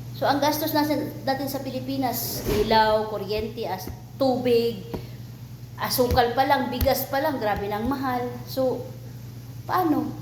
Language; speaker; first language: Filipino; non-native, local second language; Cebuano